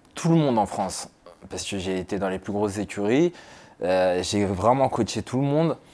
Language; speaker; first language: French; native; French